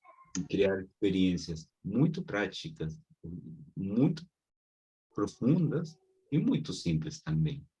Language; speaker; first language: Portuguese; non-native, fluent; Spanish